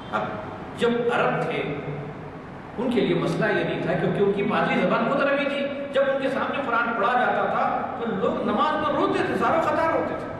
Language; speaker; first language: Urdu; native; Urdu